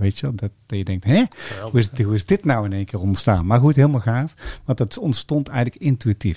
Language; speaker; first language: Dutch; native; Dutch